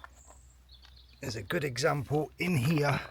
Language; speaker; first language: English; native; English